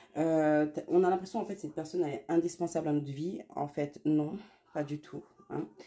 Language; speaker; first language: French; native; French